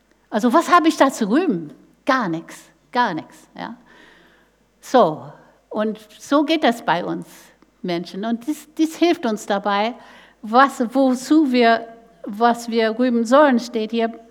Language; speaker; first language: German; non-native, fluent; English